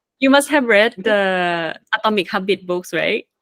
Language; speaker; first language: English; non-native, fluent; Thai